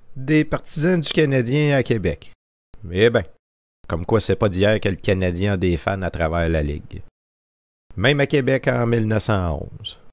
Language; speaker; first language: French; native; French